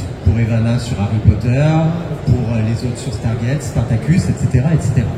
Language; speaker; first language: French; native; French